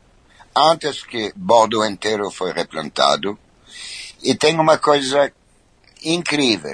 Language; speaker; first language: Portuguese; non-native, fluent; French